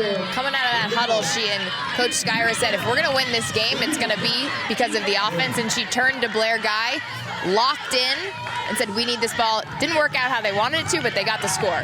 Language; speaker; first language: English; native; English